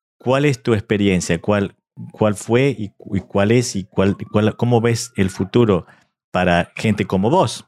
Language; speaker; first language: Spanish; early bilingual, heritage; Spanish